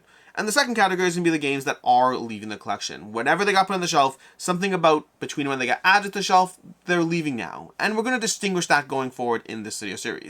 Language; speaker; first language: English; native; English